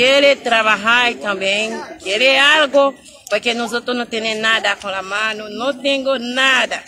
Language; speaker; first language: Spanish; non-native, learner; Haitian Creole